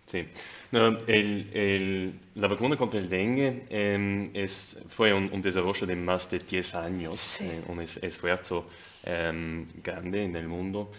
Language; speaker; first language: Spanish; non-native, fluent; German